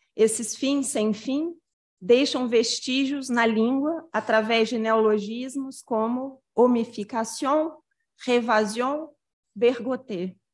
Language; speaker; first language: Portuguese; native; Portuguese